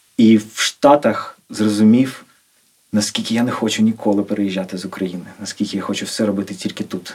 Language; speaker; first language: Ukrainian; non-native, local second language; Russian